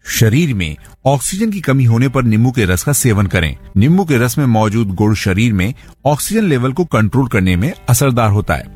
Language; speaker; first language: Hindi; native; Hindi